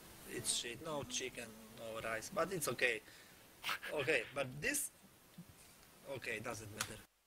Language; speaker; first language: English; non-native, learner; Polish